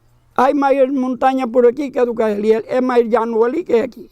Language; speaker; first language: Galician; native; Galician